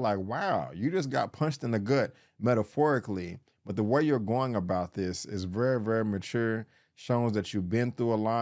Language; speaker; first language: English; native; English